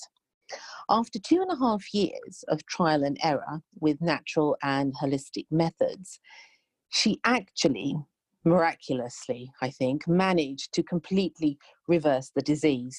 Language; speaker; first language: English; native; English